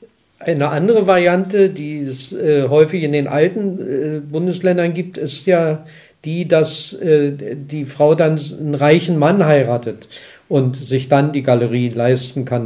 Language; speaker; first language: German; native; German